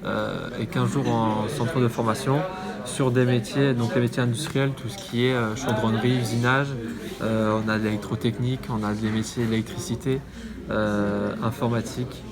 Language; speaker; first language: French; native; French